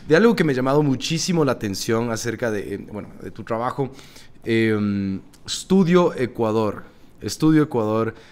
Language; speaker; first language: Spanish; native; Spanish